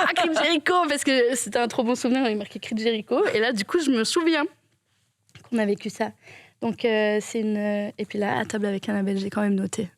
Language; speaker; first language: French; native; French